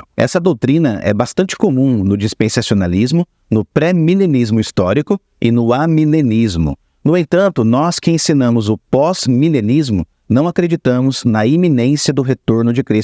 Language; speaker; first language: Portuguese; native; Portuguese